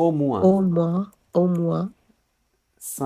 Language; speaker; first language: French; non-native, learner; Sinhala